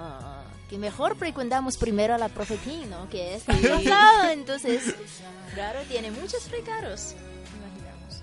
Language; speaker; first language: Spanish; non-native, fluent; Chinese